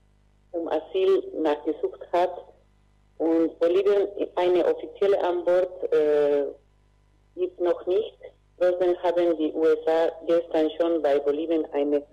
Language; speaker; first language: German; non-native, learner; Spanish